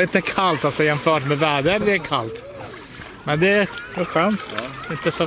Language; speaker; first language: Swedish; non-native, learner; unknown